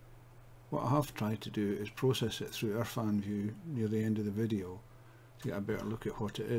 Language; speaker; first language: English; native; English